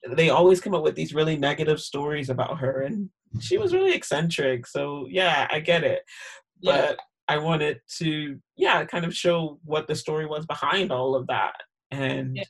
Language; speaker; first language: English; native; English